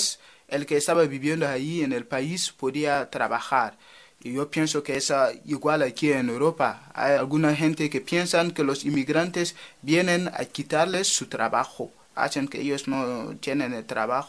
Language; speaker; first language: Spanish; non-native, fluent; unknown